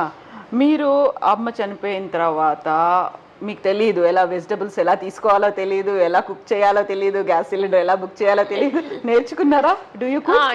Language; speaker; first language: Telugu; native; Telugu